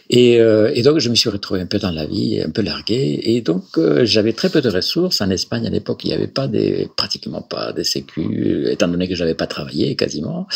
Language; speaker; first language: French; non-native, fluent; Spanish